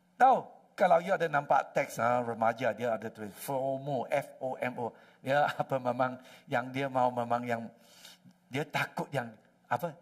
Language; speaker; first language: Malay; non-native, local second language; Chinese